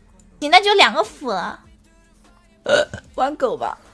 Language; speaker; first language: Chinese; native; Chinese